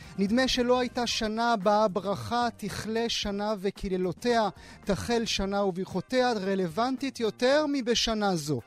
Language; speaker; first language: Hebrew; native; Hebrew